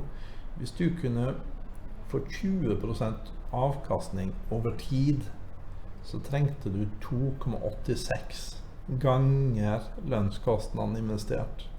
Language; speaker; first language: Norwegian; native; Norwegian